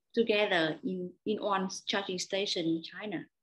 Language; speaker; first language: English; non-native, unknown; Vietnamese